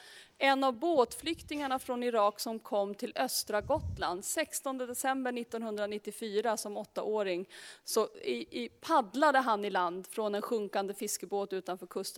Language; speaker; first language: Swedish; native; Swedish